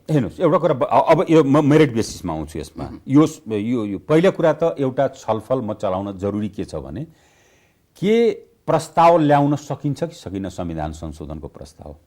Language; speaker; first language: Nepali; non-native, local second language; Bhojpuri